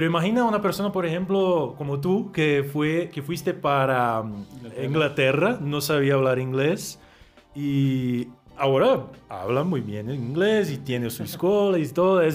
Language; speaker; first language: Spanish; non-native, fluent; Portuguese